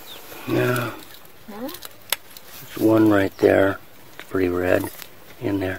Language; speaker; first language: English; native; English